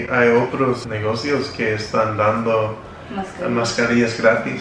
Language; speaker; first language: Spanish; non-native, learner; English